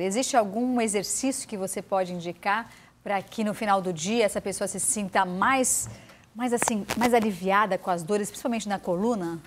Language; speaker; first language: Portuguese; native; Portuguese